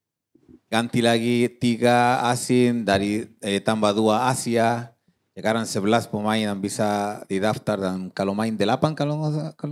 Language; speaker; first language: Indonesian; non-native, fluent; Spanish